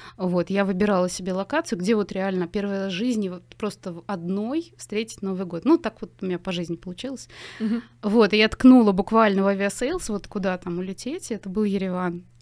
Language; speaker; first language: Russian; native; Russian